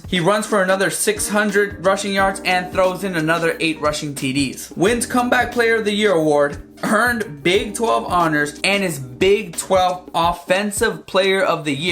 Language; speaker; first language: English; native; English